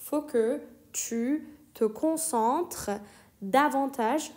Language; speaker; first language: French; non-native, fluent; Persian